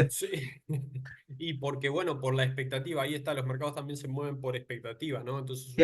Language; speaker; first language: Spanish; native; Spanish